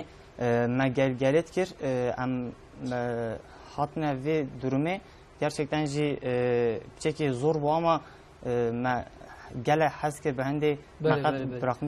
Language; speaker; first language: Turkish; non-native, local second language; Kurdish